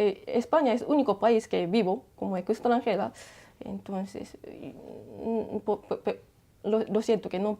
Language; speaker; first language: Spanish; non-native, learner; Japanese